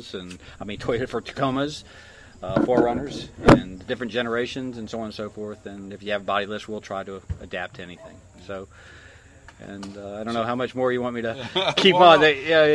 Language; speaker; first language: English; native; English